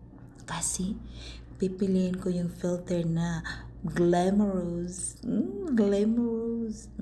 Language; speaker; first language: Filipino; non-native, local second language; Cebuano